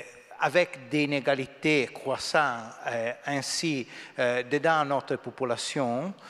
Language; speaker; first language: French; non-native, fluent; Italian